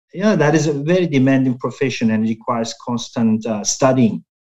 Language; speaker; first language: English; non-native, fluent; Turkish